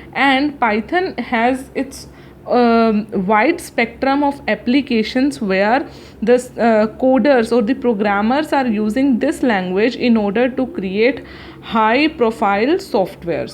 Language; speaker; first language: English; non-native, local second language; Hindi